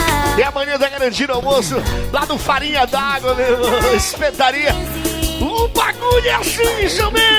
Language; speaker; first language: Portuguese; native; Portuguese